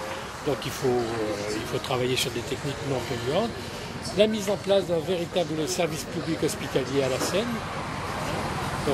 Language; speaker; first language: French; native; French